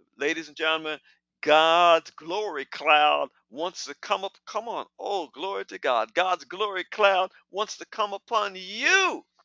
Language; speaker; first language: English; native; English